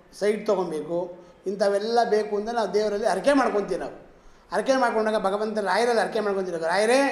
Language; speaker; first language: Kannada; native; Kannada